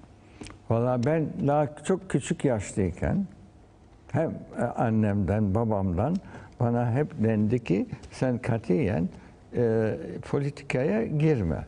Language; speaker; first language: Turkish; early bilingual, heritage; Turkish